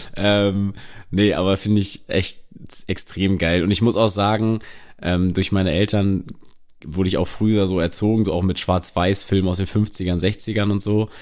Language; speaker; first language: German; native; German